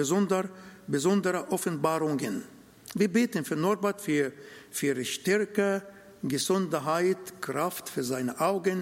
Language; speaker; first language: German; non-native, learner; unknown